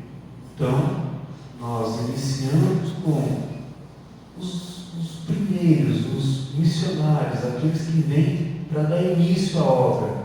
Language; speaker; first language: Portuguese; native; Portuguese